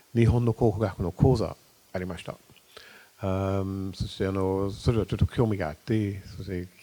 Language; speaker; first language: Japanese; non-native, fluent; English